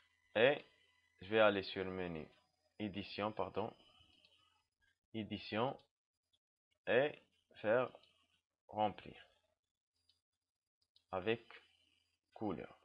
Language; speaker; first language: French; non-native, local second language; Arabic